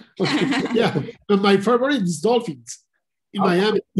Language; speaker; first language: English; non-native, learner; Spanish